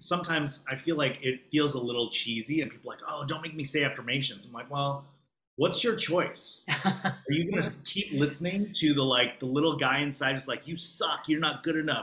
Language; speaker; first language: English; native; English